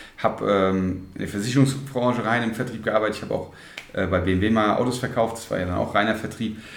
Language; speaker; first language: German; native; German